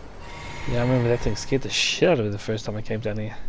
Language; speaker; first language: English; native; English